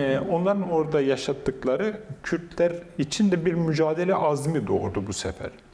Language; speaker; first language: Turkish; non-native, local second language; Kurdish